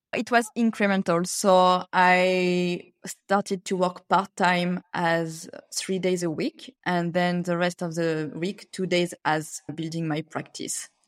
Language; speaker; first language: English; non-native, fluent; French